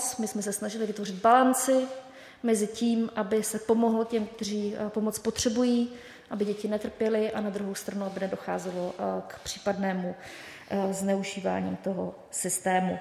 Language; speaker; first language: Czech; native; Czech